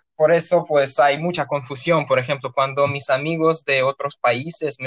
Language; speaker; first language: Spanish; non-native, fluent; Russian